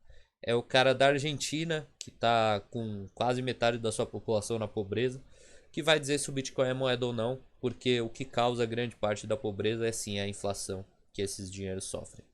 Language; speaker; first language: Portuguese; native; Portuguese